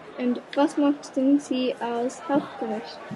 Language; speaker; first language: German; non-native, learner; English